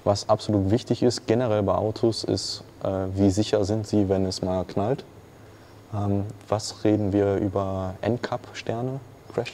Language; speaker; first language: German; native; German